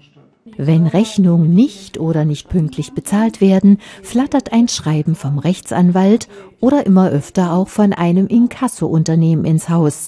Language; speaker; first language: German; native; German